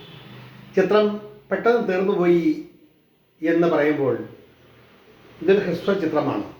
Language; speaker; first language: Malayalam; native; Malayalam